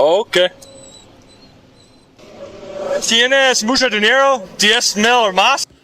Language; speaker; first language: Spanish; non-native, learner; English